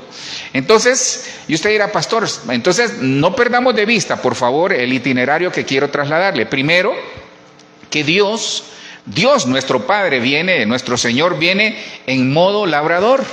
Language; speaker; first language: Spanish; native; Spanish